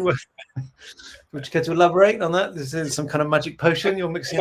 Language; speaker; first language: English; native; English